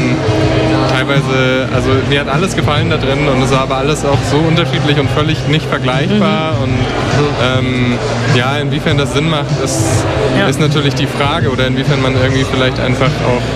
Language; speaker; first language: German; native; German